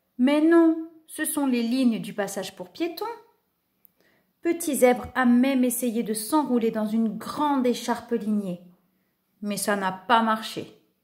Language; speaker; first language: French; native; French